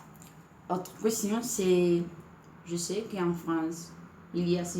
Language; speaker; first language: French; non-native, learner; Spanish